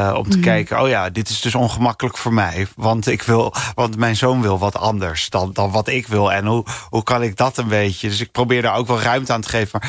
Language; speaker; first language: Dutch; early bilingual, other home language; Punjabi